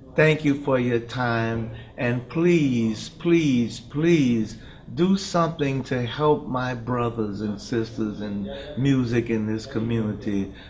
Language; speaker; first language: English; native; English